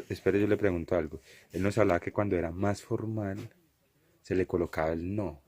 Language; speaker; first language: Spanish; native; Spanish